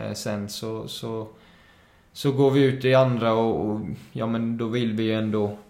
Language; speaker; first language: Swedish; early bilingual, other home language; Spanish